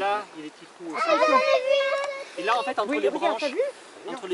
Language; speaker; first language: French; native; French